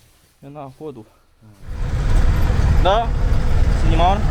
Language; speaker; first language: Russian; non-native, learner; Chinese